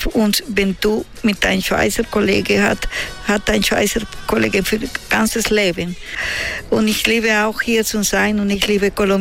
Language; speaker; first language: German; non-native, learner; Spanish